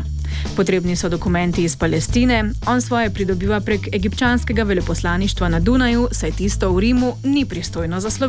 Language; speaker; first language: Slovenian; native; Slovenian